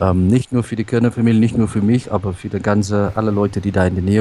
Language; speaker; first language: German; non-native, local second language; Afrikaans